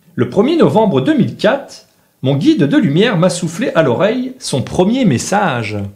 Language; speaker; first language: French; native; French